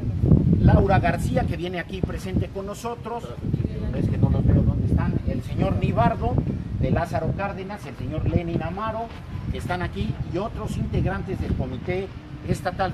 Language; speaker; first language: Spanish; native; Spanish